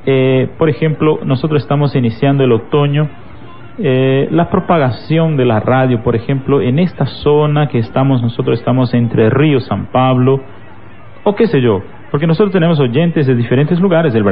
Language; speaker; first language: Spanish; native; Spanish